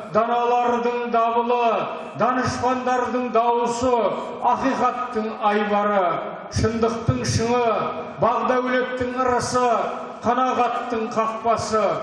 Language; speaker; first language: Kazakh; native; Kazakh